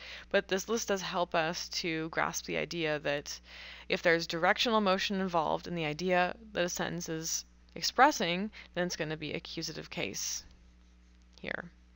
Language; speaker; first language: English; native; English